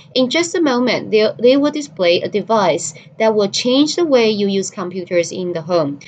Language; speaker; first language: English; non-native, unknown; Chinese